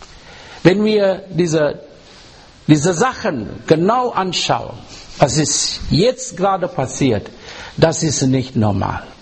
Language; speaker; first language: German; non-native, learner; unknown